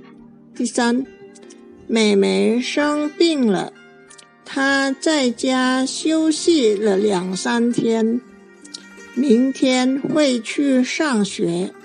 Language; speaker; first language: Chinese; non-native, fluent; Indonesian